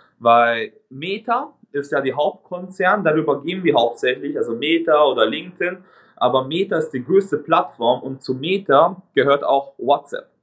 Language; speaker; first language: German; non-native, fluent; Hungarian